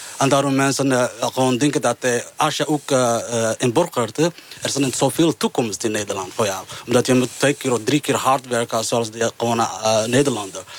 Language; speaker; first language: Dutch; non-native, fluent; Somali